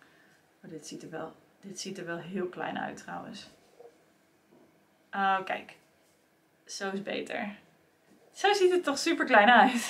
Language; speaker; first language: Dutch; native; Dutch